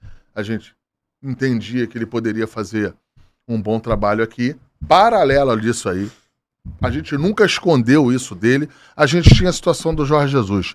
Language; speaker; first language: Portuguese; native; Portuguese